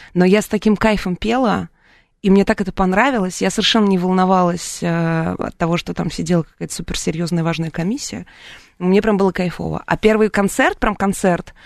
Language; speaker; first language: Russian; native; Russian